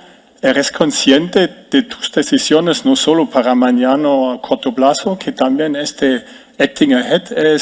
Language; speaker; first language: Spanish; non-native, fluent; German